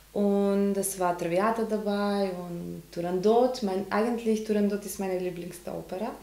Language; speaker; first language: German; non-native, learner; Macedonian